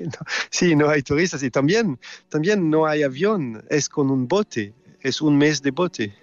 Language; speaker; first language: Spanish; non-native, fluent; French